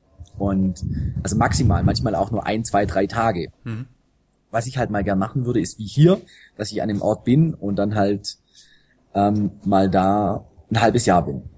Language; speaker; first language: German; native; German